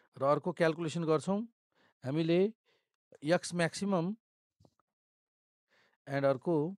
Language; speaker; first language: Nepali; non-native, local second language; Maithili